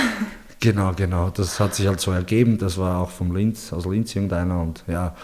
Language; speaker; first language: German; early bilingual, other home language; Bosnian